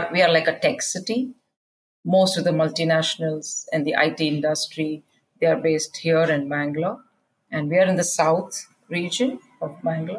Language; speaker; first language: English; non-native, local second language; Kannada